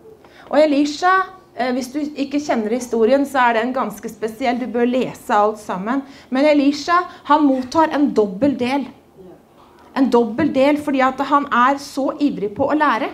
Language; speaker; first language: Norwegian; native; Norwegian